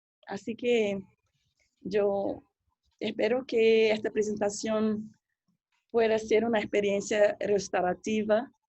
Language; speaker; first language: Spanish; non-native, fluent; Portuguese